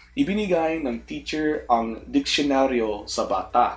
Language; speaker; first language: Filipino; non-native, learner; English